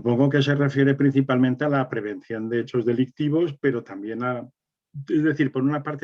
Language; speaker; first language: Spanish; native; Spanish